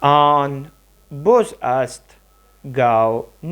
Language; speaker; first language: Persian; non-native, fluent; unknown